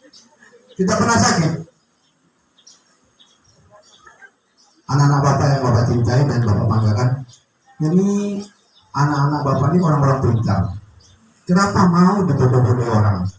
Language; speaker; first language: Indonesian; native; Indonesian